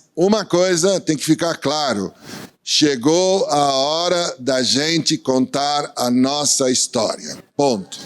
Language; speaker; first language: Portuguese; early bilingual, other home language; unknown